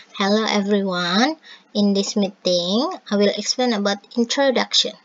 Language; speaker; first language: English; non-native, fluent; Indonesian